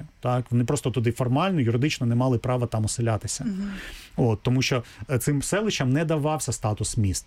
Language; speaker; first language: Ukrainian; native; Ukrainian